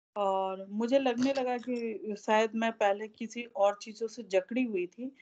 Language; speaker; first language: Hindi; native; Hindi